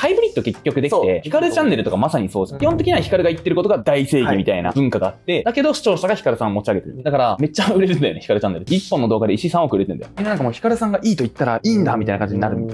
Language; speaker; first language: Japanese; native; Japanese